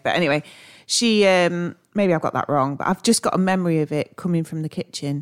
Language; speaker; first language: English; native; English